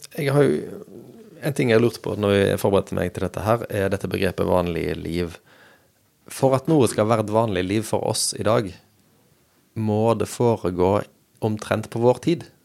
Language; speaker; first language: Norwegian; native; Norwegian